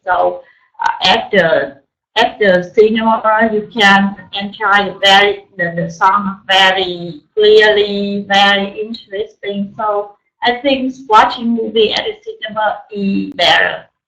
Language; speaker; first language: English; non-native, learner; Vietnamese